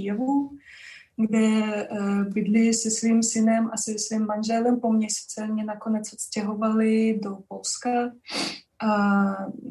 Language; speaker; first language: Czech; non-native, fluent; Russian